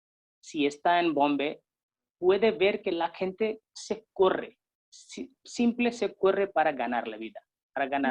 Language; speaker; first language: Spanish; non-native, fluent; Hindi